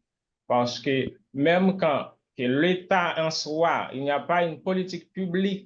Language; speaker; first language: French; non-native, local second language; Haitian Creole